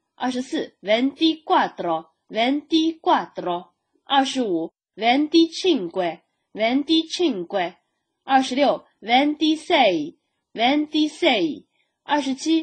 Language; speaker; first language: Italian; non-native, fluent; Chinese